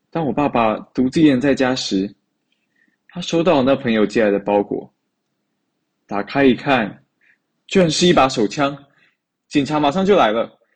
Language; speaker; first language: Chinese; native; Chinese